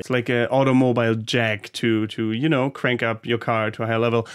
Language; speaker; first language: English; non-native, fluent; German